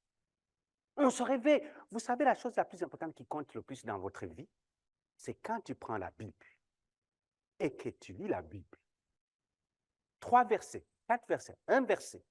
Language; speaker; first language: French; non-native, local second language; Kinyarwanda